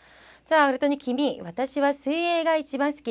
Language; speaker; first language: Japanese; non-native, fluent; Korean